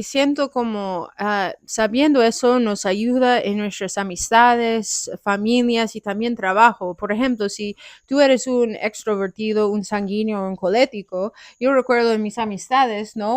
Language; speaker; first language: Spanish; non-native, fluent; English